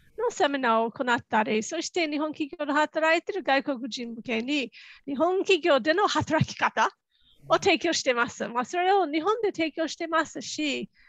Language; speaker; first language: Japanese; non-native, fluent; English